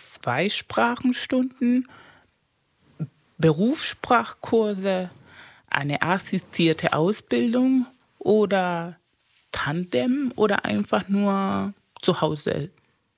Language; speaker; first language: German; non-native, fluent; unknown